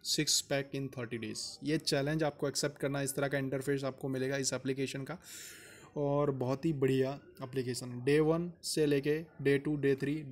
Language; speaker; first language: Hindi; native; Hindi